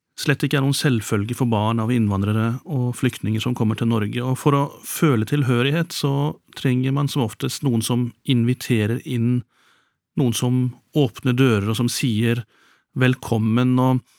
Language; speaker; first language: Norwegian; native; Norwegian